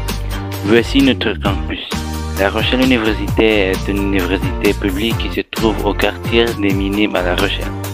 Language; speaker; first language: French; non-native, learner; Indonesian